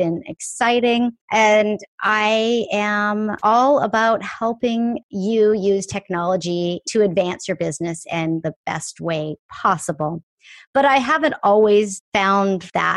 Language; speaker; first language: English; native; English